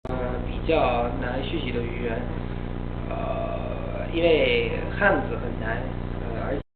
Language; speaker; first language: Chinese; non-native, learner; Italian